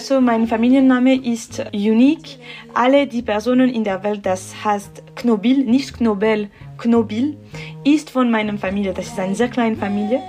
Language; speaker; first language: German; non-native, local second language; French